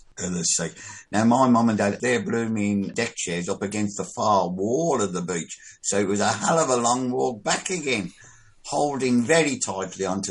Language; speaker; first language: English; native; English